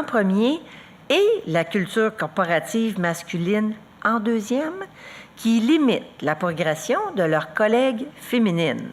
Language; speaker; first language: French; native; French